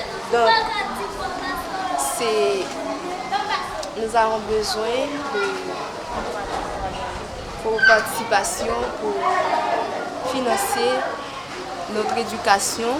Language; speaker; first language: French; non-native, local second language; Haitian Creole